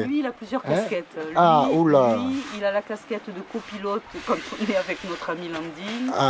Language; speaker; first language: French; native; French